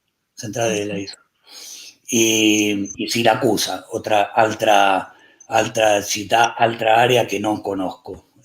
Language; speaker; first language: Italian; non-native, learner; Spanish